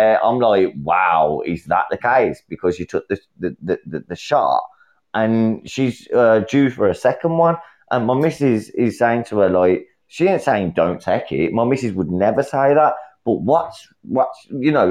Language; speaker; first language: English; native; English